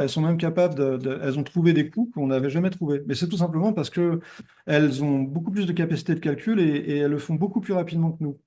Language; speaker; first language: French; native; French